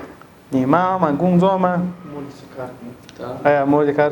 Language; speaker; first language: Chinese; non-native, fluent; Pashto